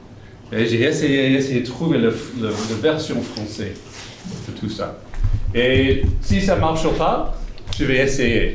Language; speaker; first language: French; non-native, fluent; English